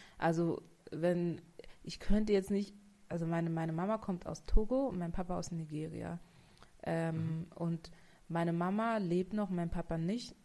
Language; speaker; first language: German; native; German